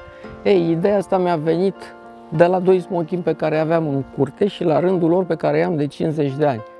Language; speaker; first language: Romanian; native; Romanian